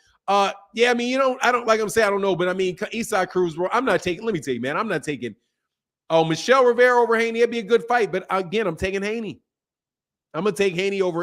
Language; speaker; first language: English; native; English